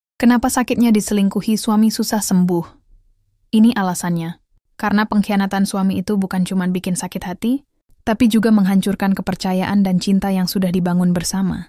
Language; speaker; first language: Indonesian; native; Indonesian